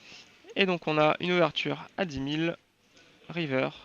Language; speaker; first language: French; native; French